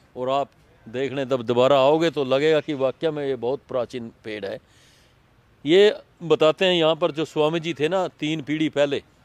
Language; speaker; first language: Hindi; native; Hindi